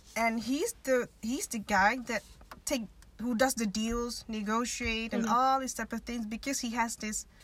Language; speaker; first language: English; non-native, fluent; Dutch